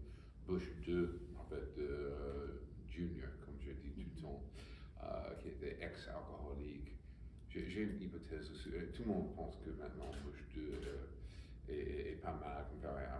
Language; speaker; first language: French; non-native, fluent; English